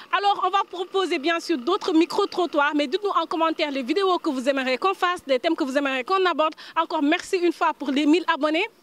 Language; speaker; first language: French; non-native, local second language; Wolof